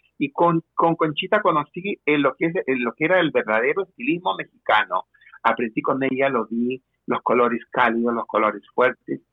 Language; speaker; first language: Spanish; native; Spanish